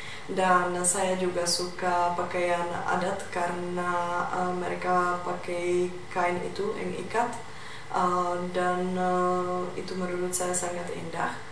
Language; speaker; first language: Indonesian; non-native, fluent; Czech